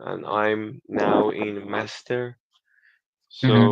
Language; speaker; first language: English; non-native, learner; Persian